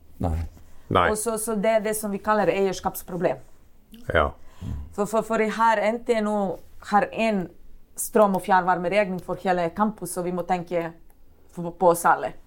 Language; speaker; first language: Norwegian; non-native, fluent; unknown